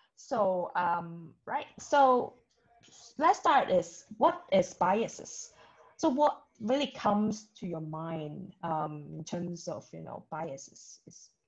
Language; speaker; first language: English; non-native, local second language; Cantonese